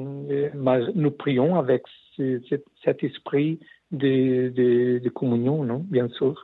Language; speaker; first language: French; non-native, learner; Portuguese